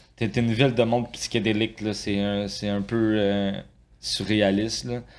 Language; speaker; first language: French; native; French